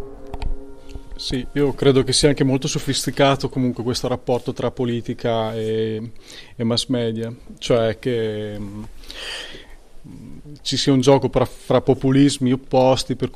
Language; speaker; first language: Italian; native; Italian